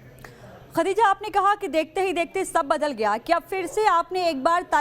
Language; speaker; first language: Hindi; native; Hindi